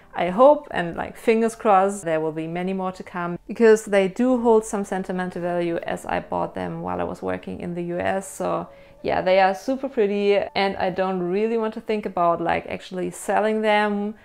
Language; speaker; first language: English; non-native, fluent; German